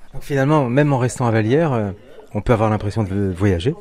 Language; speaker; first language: French; native; French